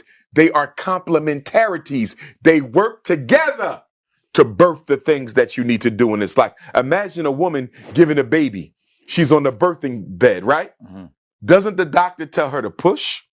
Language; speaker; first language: English; native; English